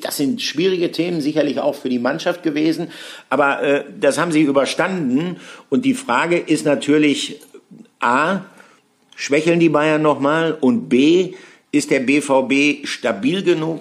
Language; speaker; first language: German; native; German